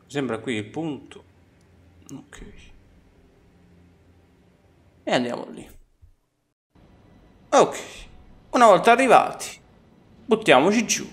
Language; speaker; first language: Italian; native; Italian